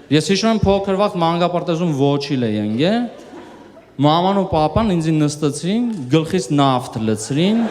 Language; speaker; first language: Armenian; early bilingual, heritage; Armenian